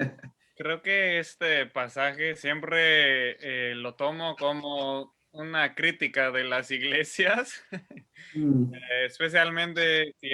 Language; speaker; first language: Spanish; non-native, fluent; English